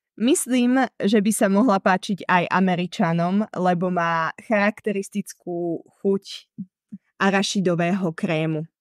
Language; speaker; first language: Slovak; native; Slovak